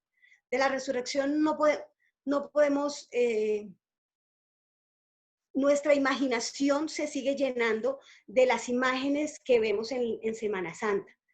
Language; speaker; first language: Spanish; native; Spanish